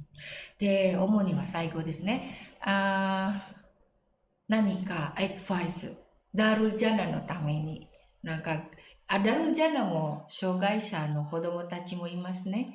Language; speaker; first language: Japanese; non-native, learner; Indonesian